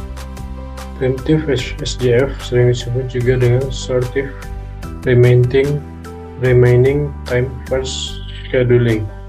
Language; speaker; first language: Indonesian; native; Indonesian